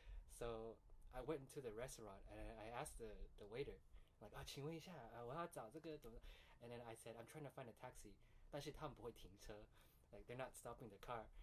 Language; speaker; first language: English; early bilingual, other home language; Chinese